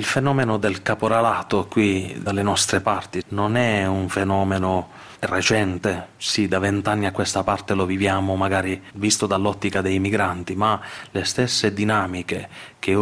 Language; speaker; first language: Italian; native; Italian